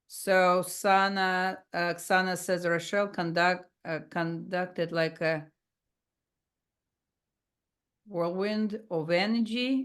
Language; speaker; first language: English; non-native, fluent; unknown